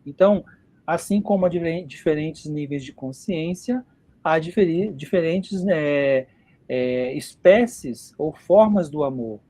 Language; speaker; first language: Portuguese; native; Portuguese